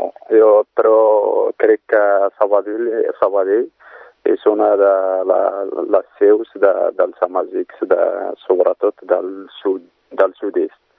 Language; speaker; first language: Catalan; non-native, fluent; Berber languages